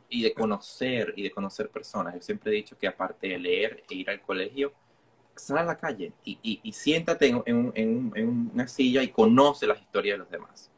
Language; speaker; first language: Spanish; native; Spanish